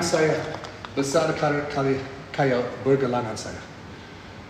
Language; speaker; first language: Indonesian; non-native, fluent; English